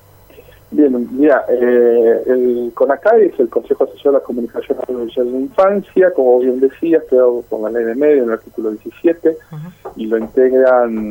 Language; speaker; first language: Spanish; native; Spanish